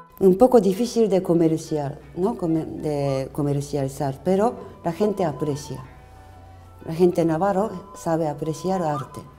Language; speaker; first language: Spanish; non-native, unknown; Japanese